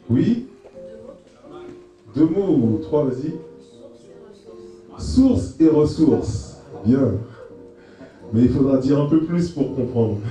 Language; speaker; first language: French; native; French